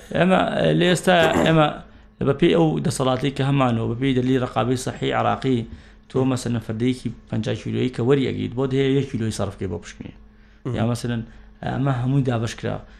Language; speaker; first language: Central Kurdish; native; Central Kurdish